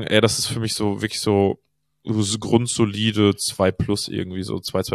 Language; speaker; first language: German; native; German